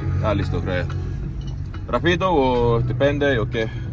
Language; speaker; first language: Spanish; non-native, learner; English